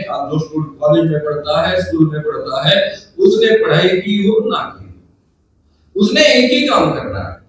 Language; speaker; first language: Hindi; non-native, local second language; Marathi